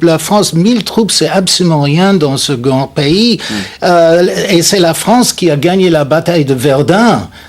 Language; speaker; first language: French; non-native, fluent; English